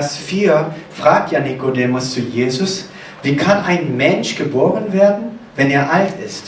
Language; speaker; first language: German; non-native, fluent; Korean